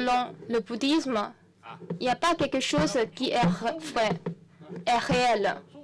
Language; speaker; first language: French; non-native, fluent; Chinese